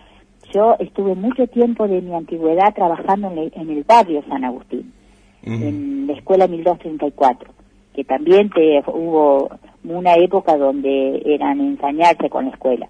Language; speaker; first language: Spanish; native; Spanish